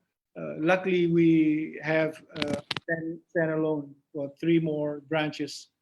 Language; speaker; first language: English; non-native, learner; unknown